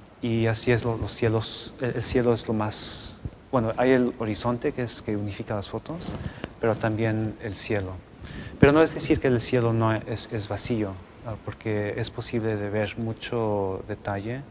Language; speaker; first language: Spanish; non-native, local second language; English